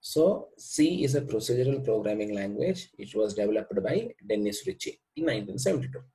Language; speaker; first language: English; non-native, local second language; Kannada